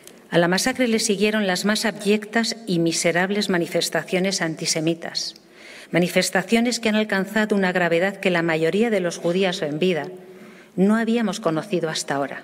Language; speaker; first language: Spanish; native; Spanish